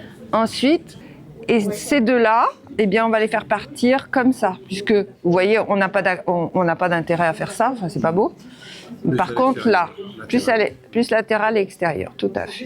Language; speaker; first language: French; native; French